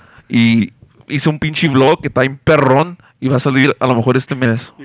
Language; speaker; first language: Spanish; early bilingual, heritage; Spanish